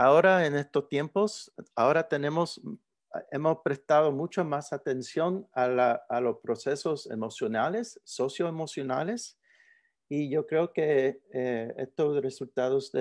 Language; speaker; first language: Spanish; early bilingual, heritage; Spanish